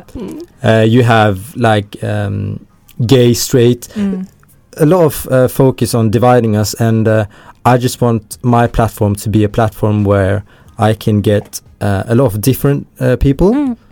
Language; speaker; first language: English; early bilingual, heritage; Tamil